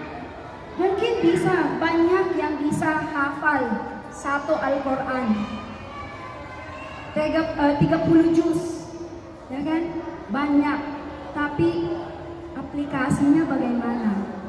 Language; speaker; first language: Indonesian; non-native, learner; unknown